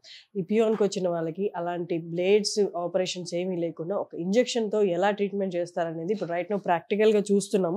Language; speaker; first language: Telugu; native; Telugu